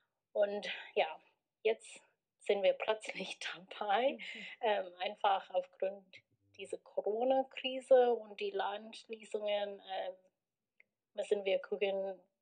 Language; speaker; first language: German; non-native, fluent; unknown